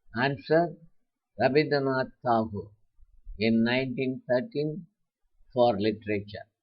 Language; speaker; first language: English; non-native, local second language; Tamil